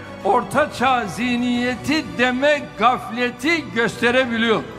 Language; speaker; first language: Turkish; native; Turkish